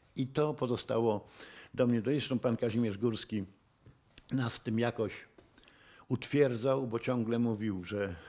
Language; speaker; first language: Polish; native; Polish